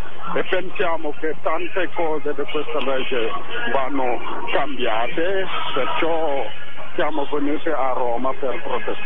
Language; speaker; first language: Italian; non-native, fluent; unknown